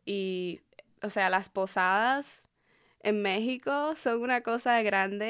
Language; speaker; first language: Spanish; early bilingual, heritage; Spanish